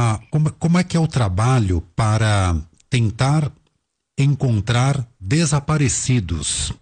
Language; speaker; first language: Portuguese; non-native, learner; Spanish